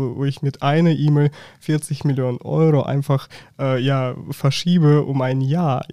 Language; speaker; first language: German; non-native, fluent; Russian